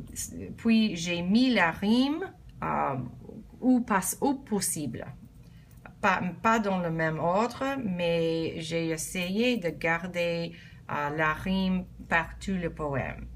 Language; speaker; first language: French; non-native, learner; English